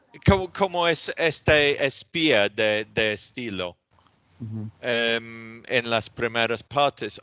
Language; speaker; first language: Spanish; non-native, learner; English